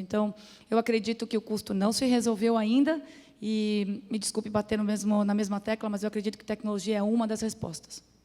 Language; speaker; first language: Portuguese; native; Portuguese